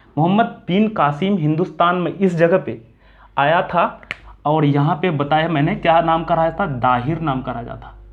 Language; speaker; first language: Hindi; native; Hindi